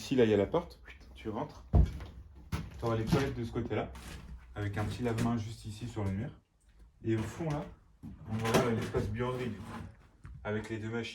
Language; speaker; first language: French; native; French